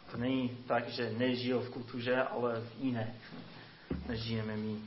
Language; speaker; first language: Czech; non-native, fluent; English